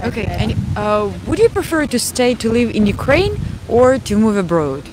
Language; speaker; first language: English; non-native, fluent; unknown